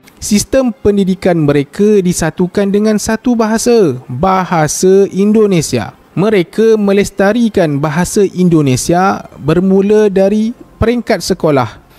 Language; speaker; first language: Malay; native; Malay